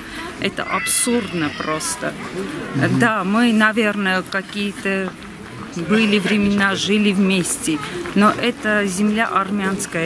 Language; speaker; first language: Russian; non-native, local second language; Armenian